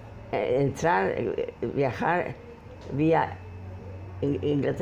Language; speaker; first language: Spanish; non-native, fluent; Polish